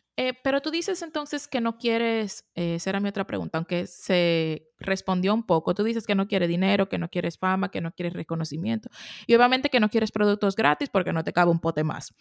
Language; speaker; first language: Spanish; native; Spanish